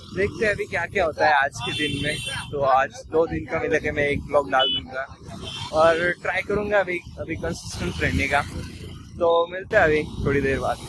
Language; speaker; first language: Hindi; non-native, local second language; Marathi